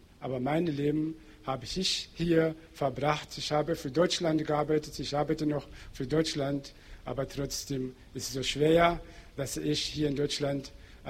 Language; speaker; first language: German; non-native, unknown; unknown